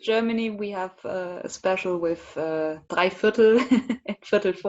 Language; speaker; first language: English; non-native, fluent; German